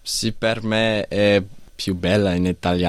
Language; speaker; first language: Italian; non-native, learner; English